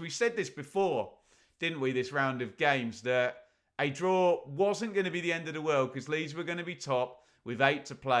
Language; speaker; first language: English; native; English